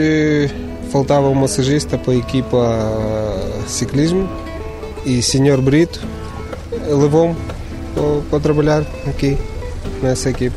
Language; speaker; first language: Portuguese; non-native, learner; Ukrainian